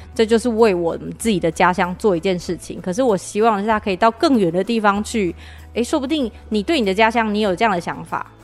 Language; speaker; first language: Chinese; native; Chinese